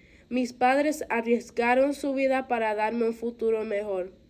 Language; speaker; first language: Spanish; early bilingual, heritage; Spanish